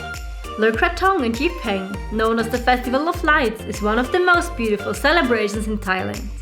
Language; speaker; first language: English; non-native, fluent; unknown